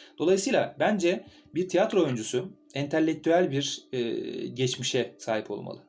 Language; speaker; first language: Turkish; native; Turkish